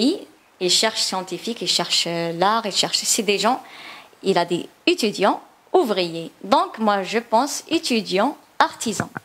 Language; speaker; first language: French; non-native, learner; Chinese